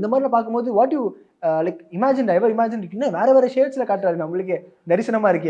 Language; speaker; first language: Tamil; native; Tamil